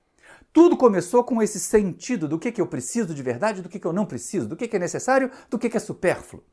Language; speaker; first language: Portuguese; native; Portuguese